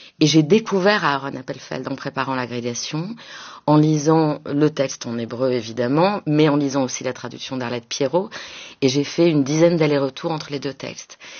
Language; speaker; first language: French; native; French